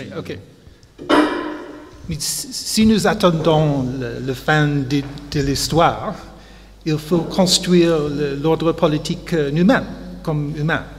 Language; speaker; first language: French; non-native, fluent; English